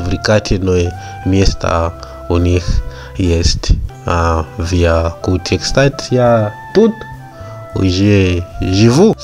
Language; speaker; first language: Russian; non-native, learner; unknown